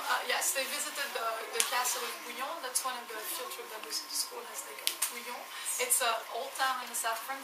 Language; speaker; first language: English; non-native, fluent; French